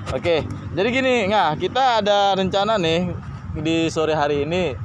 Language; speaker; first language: Indonesian; native; Indonesian